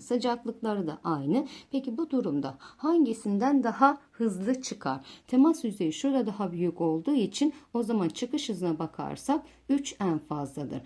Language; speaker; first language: Turkish; native; Turkish